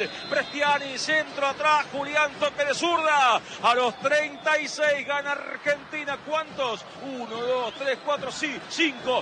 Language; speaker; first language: Spanish; native; Spanish